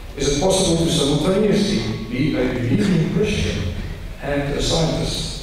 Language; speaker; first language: English; non-native, local second language; Afrikaans